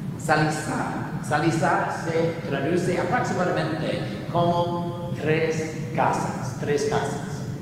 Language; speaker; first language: Spanish; non-native, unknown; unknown